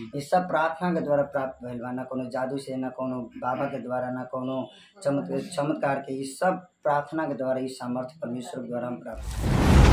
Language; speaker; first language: Bhojpuri; non-native, local second language; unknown